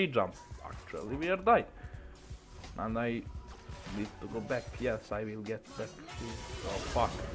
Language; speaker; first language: English; non-native, learner; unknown